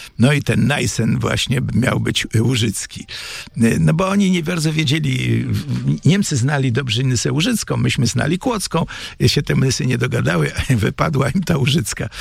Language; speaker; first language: Polish; native; Polish